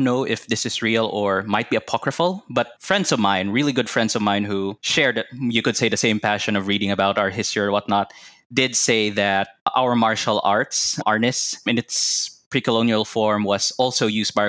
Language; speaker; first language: English; non-native, local second language; Cebuano